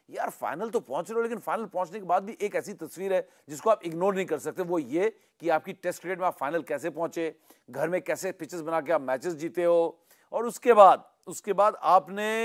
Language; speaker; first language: Hindi; native; Hindi